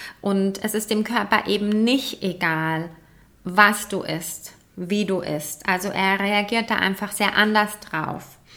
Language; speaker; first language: German; native; German